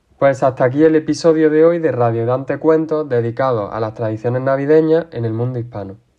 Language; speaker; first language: Spanish; native; Spanish